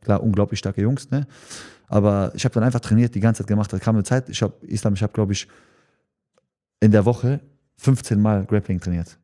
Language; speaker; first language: German; early bilingual, other home language; Chechen